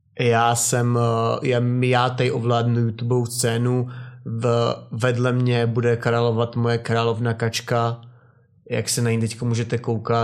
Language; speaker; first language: Czech; native; Czech